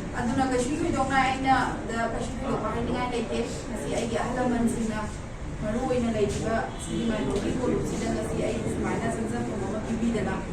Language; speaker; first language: Manipuri; native; Manipuri